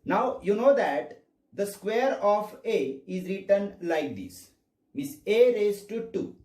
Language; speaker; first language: English; non-native, local second language; Marathi